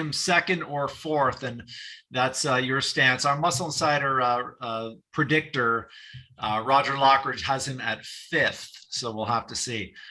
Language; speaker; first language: English; native; English